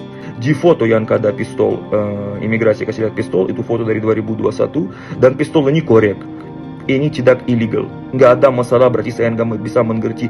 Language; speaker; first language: Indonesian; non-native, fluent; Russian